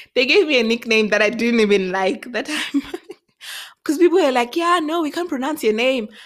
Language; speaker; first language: English; non-native, local second language; Venda